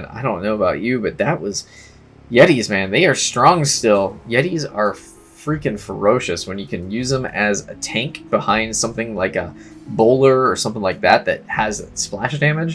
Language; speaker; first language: English; native; English